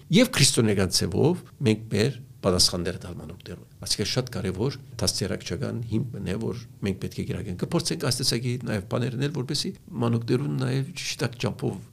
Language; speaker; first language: Armenian; early bilingual, heritage; Armenian